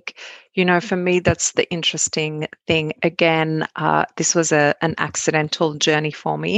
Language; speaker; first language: English; non-native, fluent; Arabic